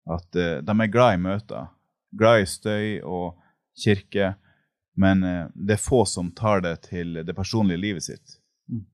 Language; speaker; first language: Norwegian; native; Norwegian